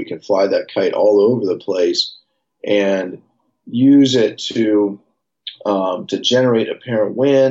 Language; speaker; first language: English; native; English